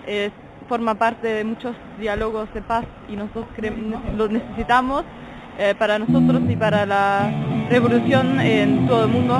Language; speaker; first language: Spanish; non-native, learner; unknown